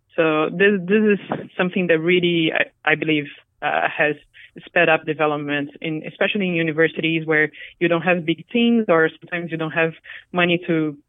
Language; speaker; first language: English; non-native, fluent; Portuguese